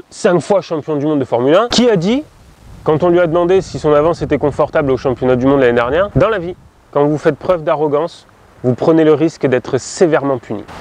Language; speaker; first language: French; native; French